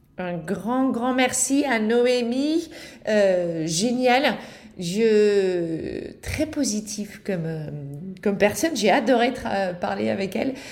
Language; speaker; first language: French; non-native, fluent; Dutch